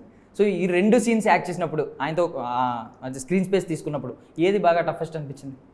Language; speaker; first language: Telugu; native; Telugu